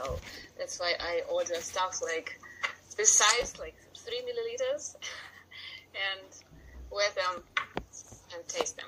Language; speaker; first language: English; non-native, fluent; Russian